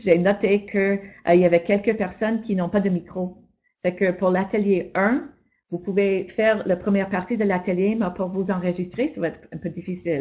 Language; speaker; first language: French; non-native, fluent; English